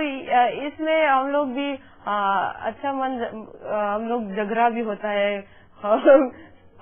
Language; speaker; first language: Hindi; non-native, local second language; Manipuri